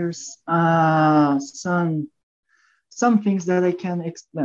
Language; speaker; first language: English; non-native, fluent; Portuguese